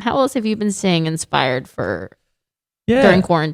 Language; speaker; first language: English; native; English